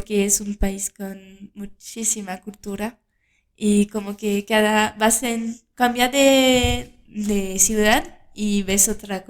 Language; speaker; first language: Spanish; non-native, fluent; French